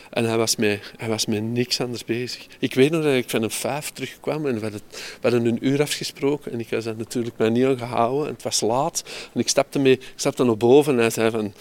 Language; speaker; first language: Dutch; native; Dutch